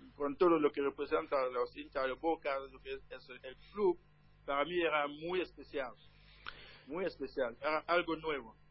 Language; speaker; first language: Spanish; non-native, learner; French